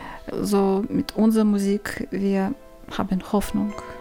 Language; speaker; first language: German; non-native, learner; Ukrainian